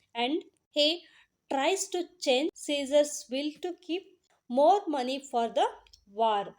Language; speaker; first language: English; non-native, local second language; Kannada